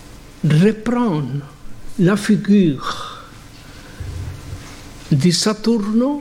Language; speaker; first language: French; non-native, fluent; Spanish